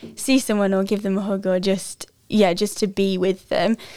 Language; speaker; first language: English; native; English